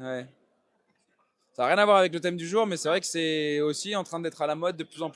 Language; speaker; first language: French; native; French